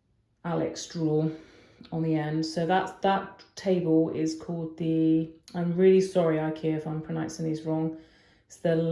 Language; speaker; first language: English; native; English